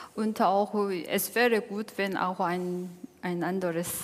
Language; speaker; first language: German; non-native, fluent; Korean